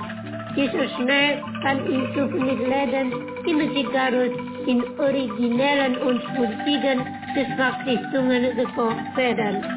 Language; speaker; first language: German; non-native, fluent; Indonesian